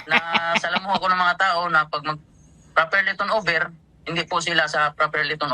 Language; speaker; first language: Filipino; native; Filipino